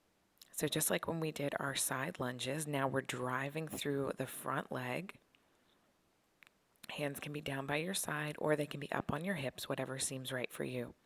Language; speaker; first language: English; native; English